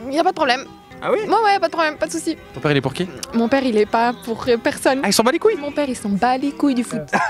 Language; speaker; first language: French; native; French